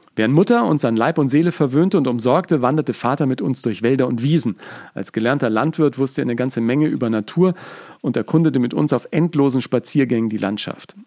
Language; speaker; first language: German; native; German